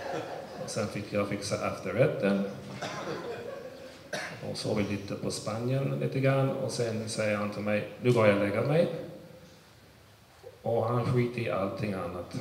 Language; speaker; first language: Swedish; early bilingual, other home language; English